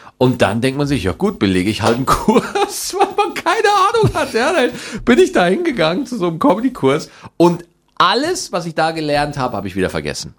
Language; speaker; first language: German; native; German